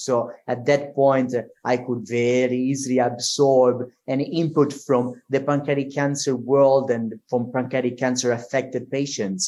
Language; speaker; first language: English; non-native, fluent; Italian